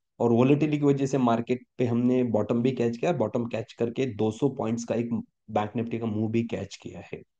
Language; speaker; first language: Hindi; non-native, local second language; Marathi